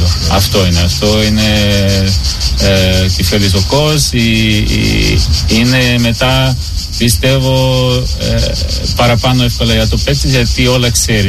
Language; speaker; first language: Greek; non-native, learner; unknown